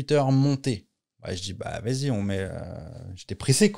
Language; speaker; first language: French; native; French